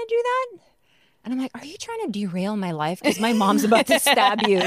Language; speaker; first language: English; non-native, local second language; Filipino